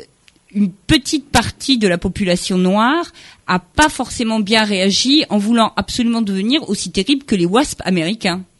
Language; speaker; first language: French; native; French